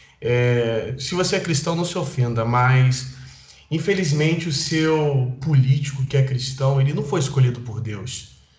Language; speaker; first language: Portuguese; native; Portuguese